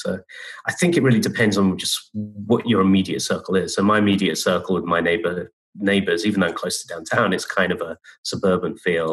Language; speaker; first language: English; native; English